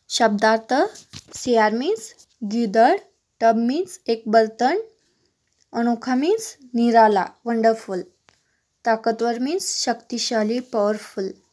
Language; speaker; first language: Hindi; non-native, local second language; Kannada